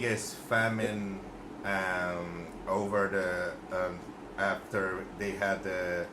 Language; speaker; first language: English; non-native, fluent; Portuguese